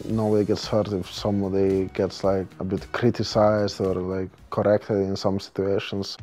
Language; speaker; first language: English; non-native, fluent; Russian